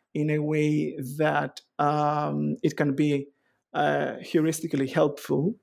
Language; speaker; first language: English; non-native, fluent; Greek